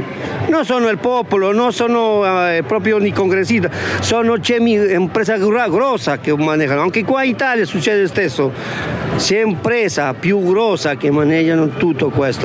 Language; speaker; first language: Italian; non-native, learner; Spanish